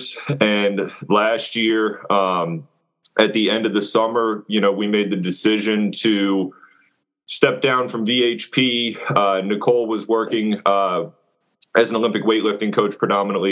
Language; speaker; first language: English; native; English